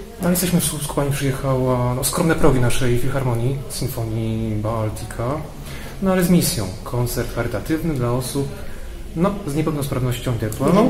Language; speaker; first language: Polish; native; Polish